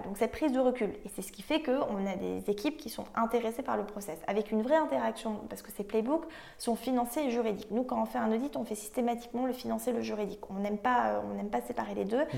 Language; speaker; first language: French; native; French